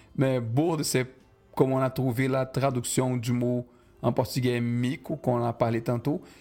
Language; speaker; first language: French; non-native, fluent; Portuguese